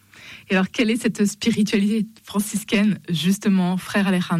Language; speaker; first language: French; native; French